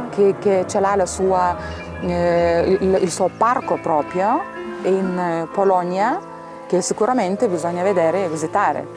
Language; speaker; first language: Italian; non-native, fluent; Lithuanian